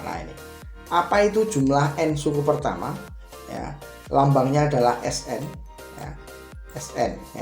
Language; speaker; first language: Indonesian; native; Indonesian